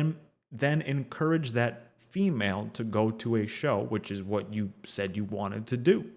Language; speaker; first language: English; native; English